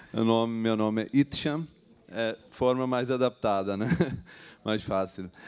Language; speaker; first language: Portuguese; non-native, fluent; Urdu